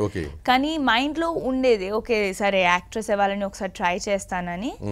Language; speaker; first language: Telugu; non-native, local second language; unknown